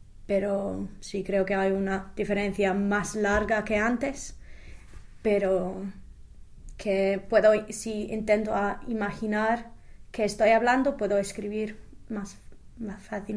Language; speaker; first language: Spanish; non-native, fluent; English